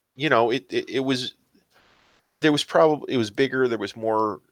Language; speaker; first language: English; native; English